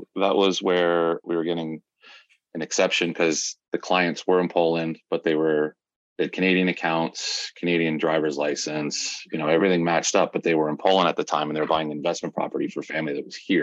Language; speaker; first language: English; native; English